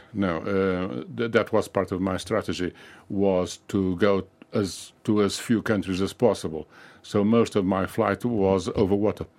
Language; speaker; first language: English; non-native, fluent; Portuguese